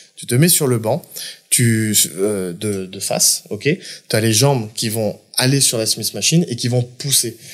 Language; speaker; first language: French; native; French